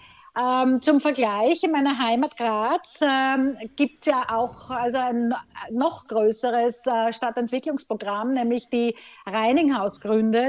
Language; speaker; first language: German; native; German